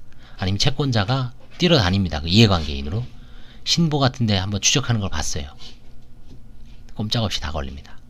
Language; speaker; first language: Korean; native; Korean